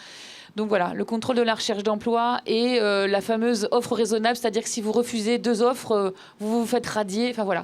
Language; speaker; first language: French; native; French